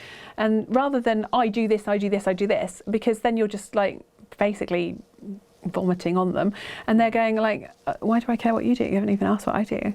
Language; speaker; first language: English; native; English